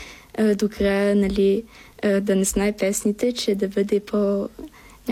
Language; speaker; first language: Bulgarian; early bilingual, heritage; Bulgarian